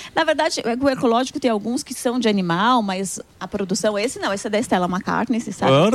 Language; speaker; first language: Portuguese; native; Portuguese